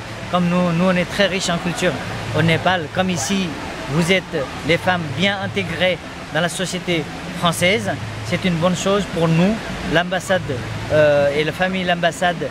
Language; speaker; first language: French; non-native, fluent; Nepali